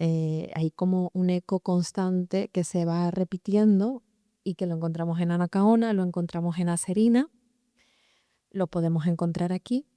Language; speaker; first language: Spanish; native; Spanish